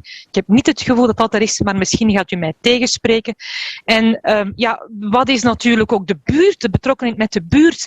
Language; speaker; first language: Dutch; native; Dutch